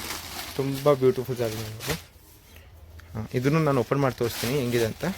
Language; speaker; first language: Kannada; non-native, local second language; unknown